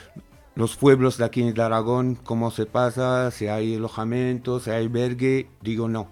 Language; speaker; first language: Spanish; non-native, fluent; Arabic